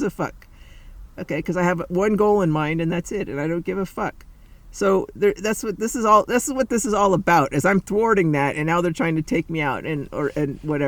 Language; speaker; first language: English; native; English